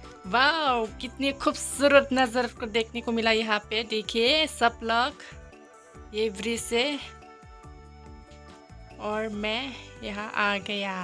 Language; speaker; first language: Hindi; non-native, local second language; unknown